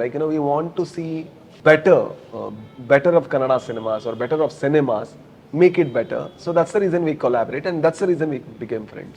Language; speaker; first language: English; non-native, local second language; Kannada